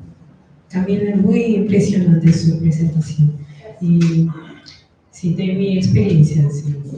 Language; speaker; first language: Spanish; non-native, learner; Korean